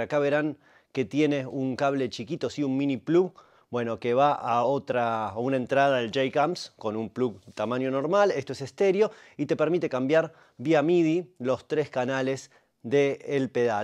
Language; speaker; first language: Spanish; native; Spanish